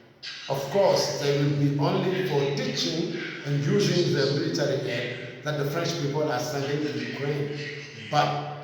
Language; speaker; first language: English; non-native, fluent; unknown